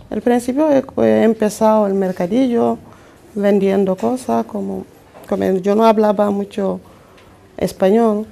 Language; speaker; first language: Spanish; non-native, fluent; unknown